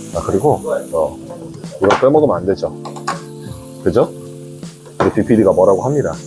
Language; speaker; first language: Korean; native; Korean